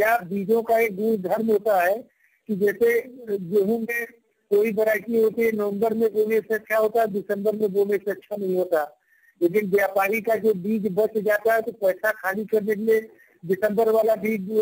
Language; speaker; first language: Hindi; native; Hindi